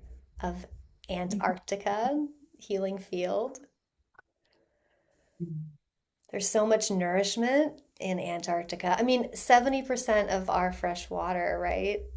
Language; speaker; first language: English; native; English